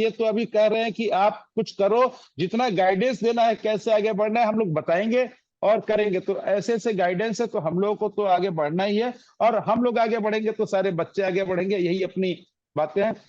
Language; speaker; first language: Hindi; native; Hindi